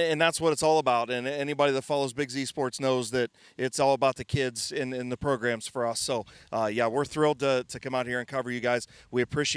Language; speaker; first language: English; native; English